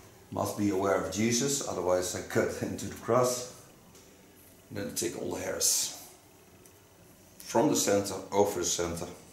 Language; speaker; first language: English; non-native, fluent; Dutch